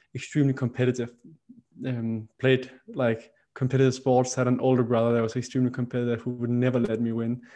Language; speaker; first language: English; non-native, fluent; Danish